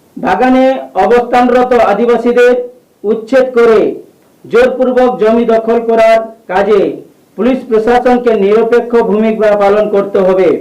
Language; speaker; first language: Bangla; non-native, local second language; Santali